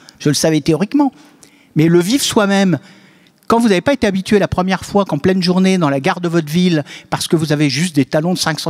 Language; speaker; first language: French; native; French